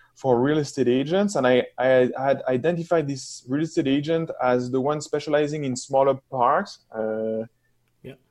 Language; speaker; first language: English; non-native, fluent; French